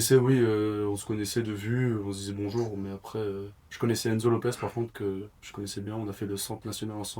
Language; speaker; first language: French; native; French